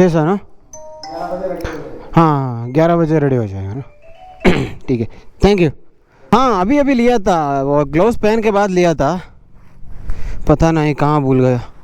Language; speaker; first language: Hindi; non-native, local second language; Kannada